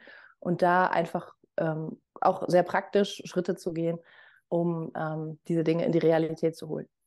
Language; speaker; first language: German; native; German